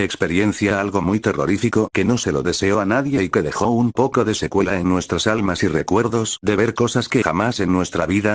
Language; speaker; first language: Spanish; native; Spanish